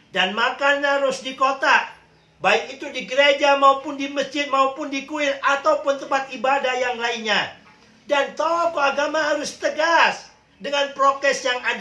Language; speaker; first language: Indonesian; native; Indonesian